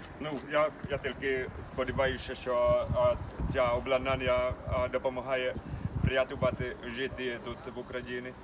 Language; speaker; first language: Ukrainian; non-native, learner; Finnish